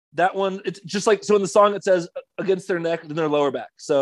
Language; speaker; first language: English; native; English